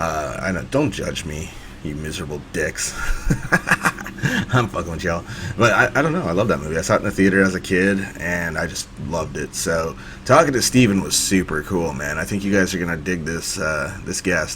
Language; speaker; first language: English; native; English